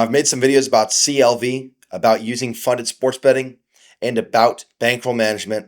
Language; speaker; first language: English; native; English